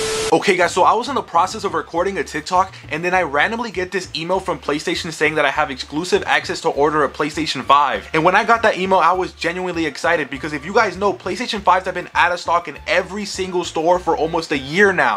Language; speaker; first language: English; early bilingual, other home language; Spanish